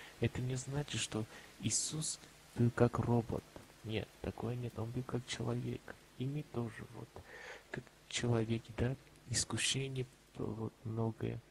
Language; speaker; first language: Russian; non-native, local second language; Armenian